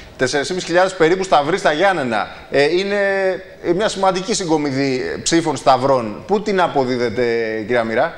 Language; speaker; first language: Greek; native; Greek